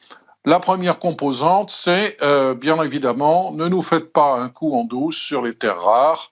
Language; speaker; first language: French; native; French